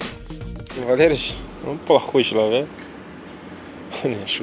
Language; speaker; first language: Russian; non-native, learner; Portuguese